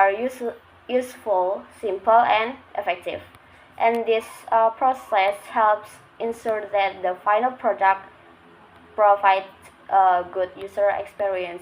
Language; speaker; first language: English; non-native, learner; Indonesian